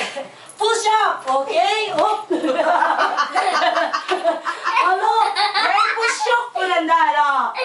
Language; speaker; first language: Swedish; non-native, learner; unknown